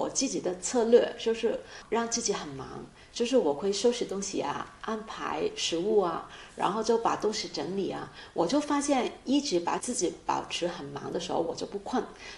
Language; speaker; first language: Chinese; non-native, fluent; Cantonese